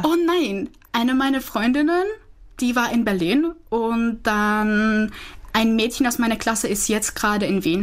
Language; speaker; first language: German; non-native, fluent; Czech